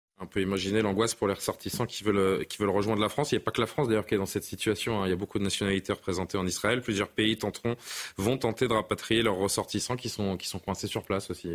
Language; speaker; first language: French; native; French